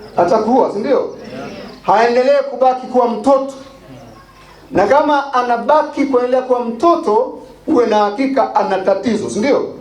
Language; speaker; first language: Swahili; non-native, local second language; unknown